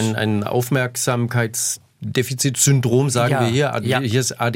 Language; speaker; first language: German; native; German